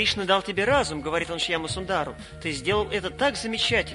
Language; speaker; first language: Russian; native; Russian